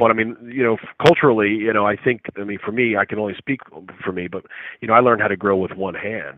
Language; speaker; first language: English; native; English